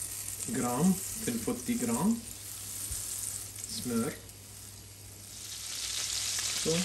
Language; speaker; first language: Swedish; non-native, learner; Arabic